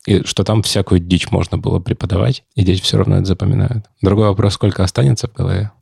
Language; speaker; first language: Russian; native; Russian